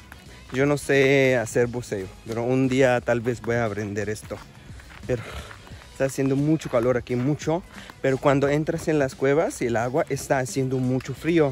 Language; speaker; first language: Spanish; non-native, fluent; Arabic